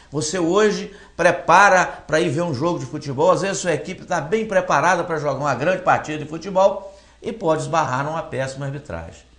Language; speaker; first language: Portuguese; native; Portuguese